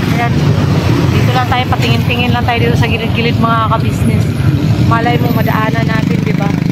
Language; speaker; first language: Filipino; non-native, local second language; Cebuano